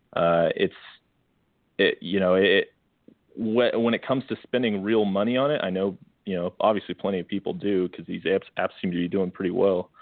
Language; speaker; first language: English; native; English